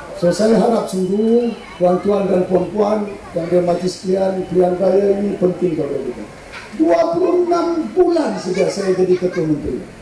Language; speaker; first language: Malay; non-native, local second language; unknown